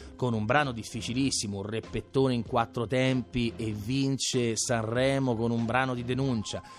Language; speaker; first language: Italian; native; Italian